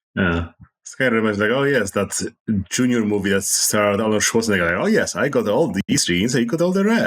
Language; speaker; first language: English; non-native, fluent; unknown